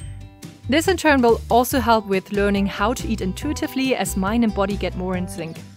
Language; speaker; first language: English; non-native, fluent; German